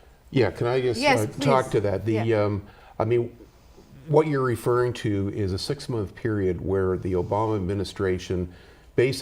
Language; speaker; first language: English; native; English